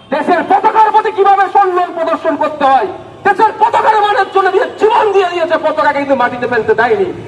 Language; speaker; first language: Bangla; native; Bangla